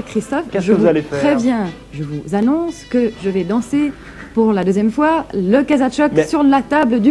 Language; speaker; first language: French; native; French